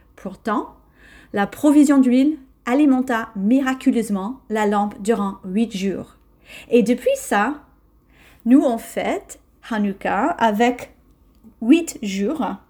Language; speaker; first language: French; non-native, fluent; English